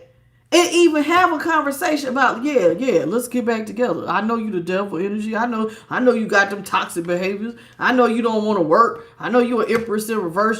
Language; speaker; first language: English; native; English